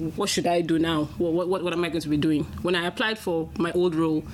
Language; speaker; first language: English; non-native, local second language; Yoruba